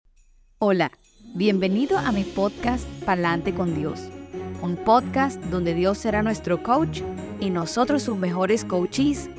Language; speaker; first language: Spanish; native; Spanish